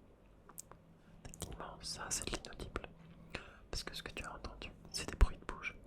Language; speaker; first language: French; native; French